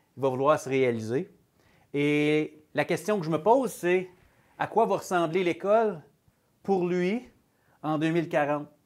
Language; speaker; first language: French; native; French